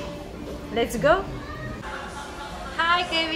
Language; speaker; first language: English; non-native, learner; Russian